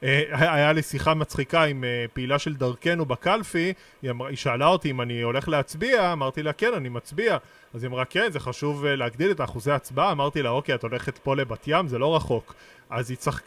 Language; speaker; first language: Hebrew; native; Hebrew